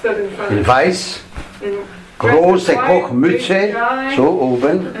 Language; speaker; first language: German; non-native, fluent; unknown